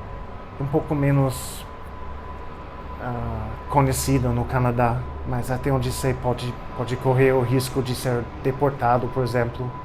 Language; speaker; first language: Portuguese; non-native, fluent; English